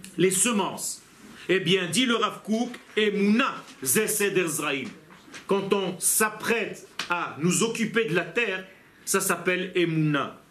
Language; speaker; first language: French; non-native, fluent; Hebrew